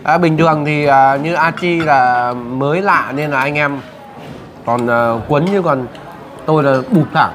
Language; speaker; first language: Vietnamese; native; Vietnamese